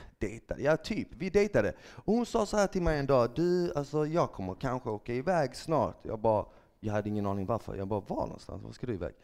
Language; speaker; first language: Swedish; early bilingual, other home language; Bosnian